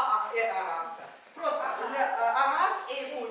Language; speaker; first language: French; non-native, fluent; Ukrainian